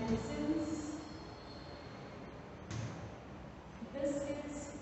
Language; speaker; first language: English; non-native, local second language; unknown